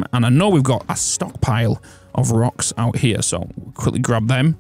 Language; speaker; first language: English; native; English